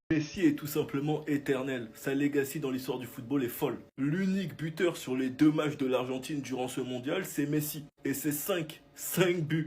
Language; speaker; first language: French; native; French